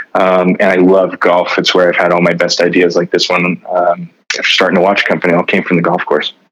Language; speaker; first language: English; native; English